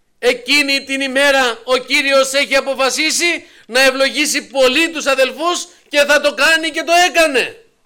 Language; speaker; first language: Greek; native; Greek